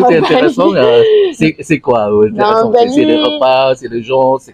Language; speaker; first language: French; non-native, learner; Indonesian